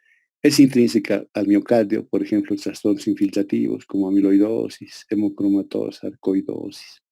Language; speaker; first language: Spanish; native; Spanish